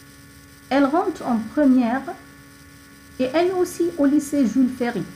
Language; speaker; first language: French; non-native, fluent; Arabic